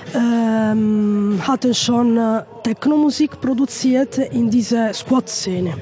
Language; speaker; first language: German; non-native, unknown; Italian